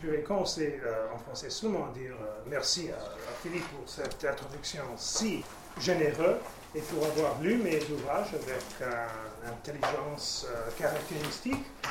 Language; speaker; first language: French; non-native, learner; English